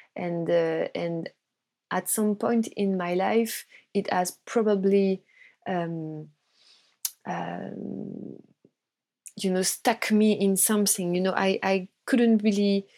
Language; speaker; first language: English; non-native, fluent; French